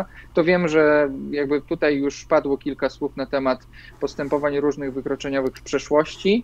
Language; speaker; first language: Polish; native; Polish